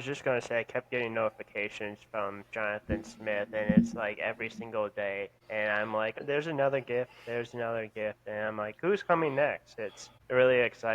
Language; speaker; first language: English; native; English